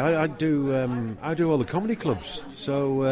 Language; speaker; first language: English; native; English